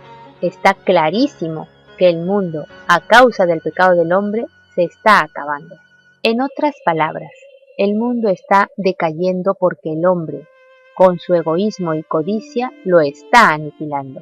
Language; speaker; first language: Spanish; native; Spanish